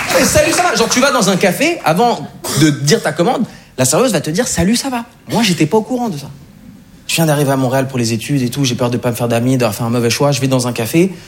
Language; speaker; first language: French; native; French